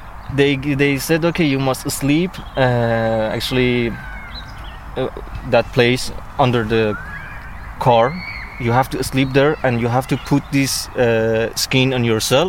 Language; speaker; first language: English; non-native, learner; Persian